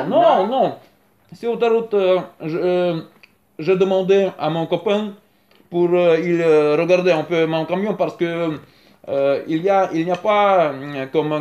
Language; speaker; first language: French; non-native, learner; Russian